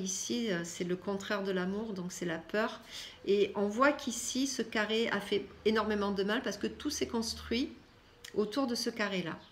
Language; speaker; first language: French; non-native, fluent; Persian